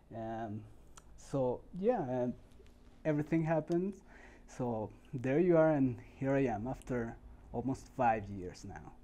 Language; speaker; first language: English; non-native, fluent; Spanish